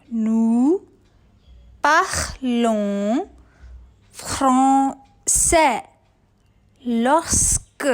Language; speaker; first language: French; non-native, fluent; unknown